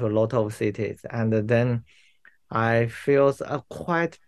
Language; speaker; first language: English; non-native, learner; Chinese